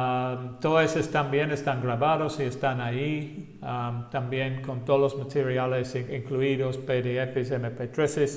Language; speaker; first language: Spanish; non-native, fluent; English